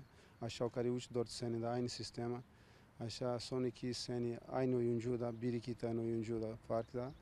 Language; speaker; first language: Turkish; non-native, learner; Portuguese